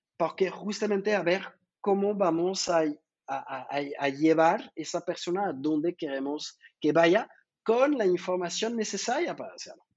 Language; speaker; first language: Spanish; non-native, fluent; French